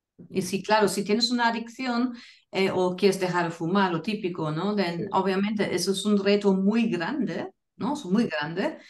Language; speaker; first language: Spanish; non-native, fluent; German